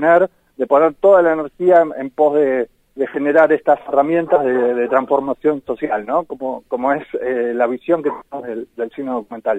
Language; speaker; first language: Spanish; native; Spanish